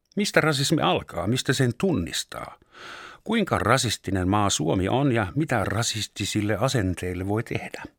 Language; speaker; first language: Finnish; non-native, fluent; German